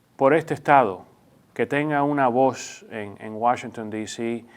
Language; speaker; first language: Spanish; native; Spanish